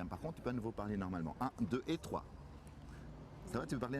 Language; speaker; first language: French; native; French